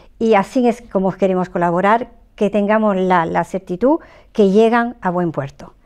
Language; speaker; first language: Spanish; native; Spanish